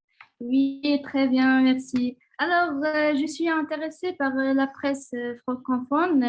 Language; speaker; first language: French; non-native, learner; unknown